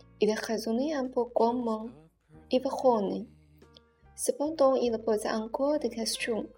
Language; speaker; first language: French; non-native, learner; Chinese